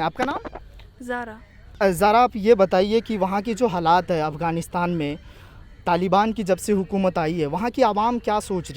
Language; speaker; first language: Hindi; native; Hindi